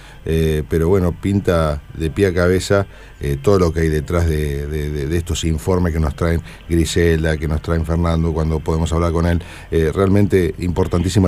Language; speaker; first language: Spanish; native; Spanish